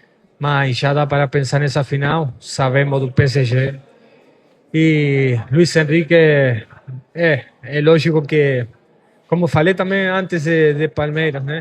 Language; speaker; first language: Portuguese; non-native, fluent; Spanish